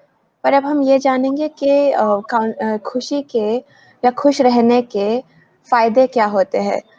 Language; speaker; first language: Hindi; native; Hindi